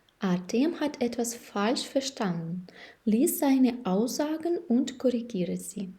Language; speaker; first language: German; non-native, fluent; Ukrainian